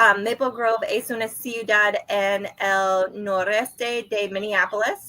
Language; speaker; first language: Spanish; non-native, learner; English